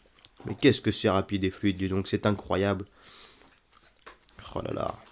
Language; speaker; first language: French; native; French